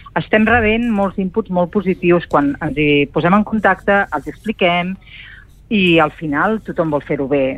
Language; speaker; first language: Catalan; native; Catalan